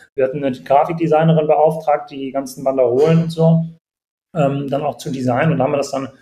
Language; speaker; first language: German; native; German